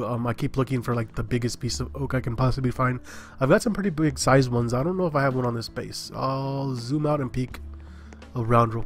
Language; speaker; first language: English; native; English